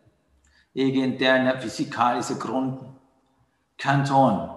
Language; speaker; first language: German; non-native, learner; Sinhala